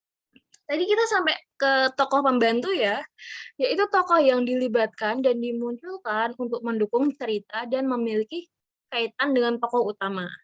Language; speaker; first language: Indonesian; native; Indonesian